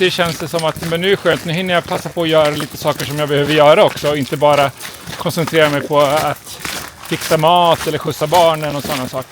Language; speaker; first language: Swedish; native; Swedish